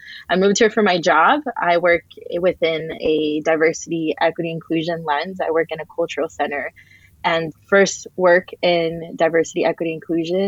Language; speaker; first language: English; early bilingual, other home language; Spanish